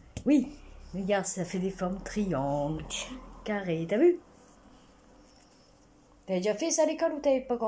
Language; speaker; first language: French; native; French